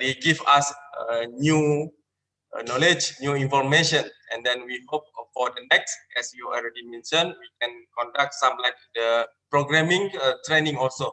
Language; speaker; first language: English; non-native, learner; Indonesian